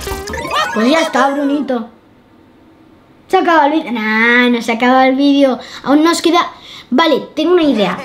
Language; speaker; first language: Spanish; native; Spanish